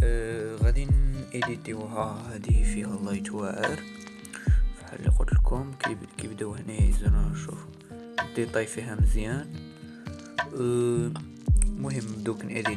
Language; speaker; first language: Arabic; native; Arabic